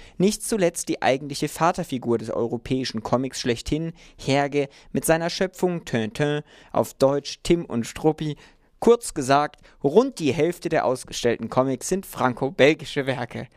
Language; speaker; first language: German; native; German